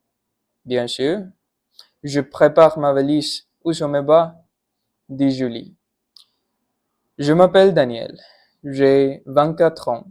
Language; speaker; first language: French; non-native, learner; Punjabi